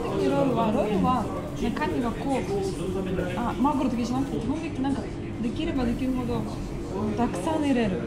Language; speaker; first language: Japanese; non-native, fluent; Russian